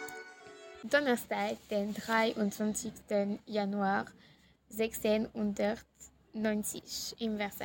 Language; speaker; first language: German; non-native, learner; French